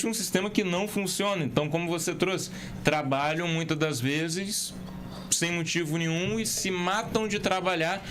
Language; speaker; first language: Portuguese; native; Portuguese